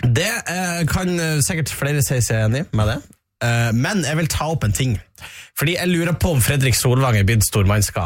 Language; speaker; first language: Norwegian; native; Norwegian